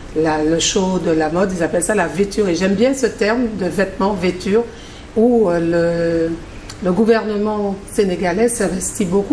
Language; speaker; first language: French; native; French